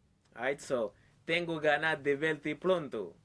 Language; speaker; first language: Spanish; non-native, learner; Haitian Creole